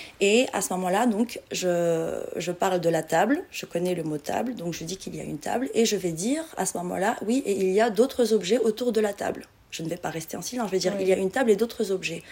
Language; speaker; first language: French; non-native, local second language; Arabic